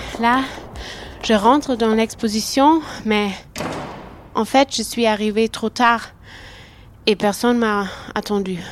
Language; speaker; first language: French; non-native, fluent; German